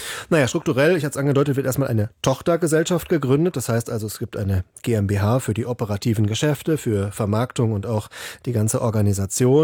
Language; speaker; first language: German; native; German